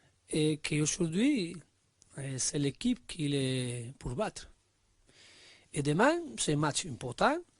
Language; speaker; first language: French; non-native, learner; Spanish